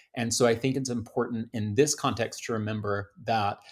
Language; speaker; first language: English; native; English